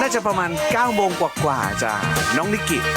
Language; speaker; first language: Thai; native; Thai